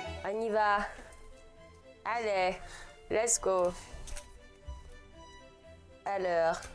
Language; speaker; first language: French; non-native, learner; English